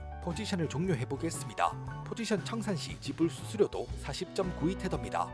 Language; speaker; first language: Korean; native; Korean